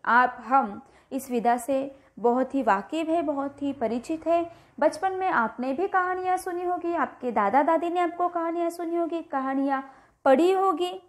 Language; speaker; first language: Hindi; non-native, local second language; Marathi